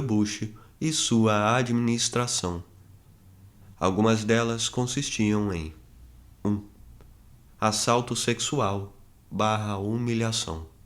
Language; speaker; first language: Portuguese; native; Portuguese